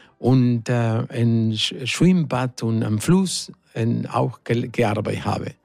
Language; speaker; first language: German; non-native, fluent; Spanish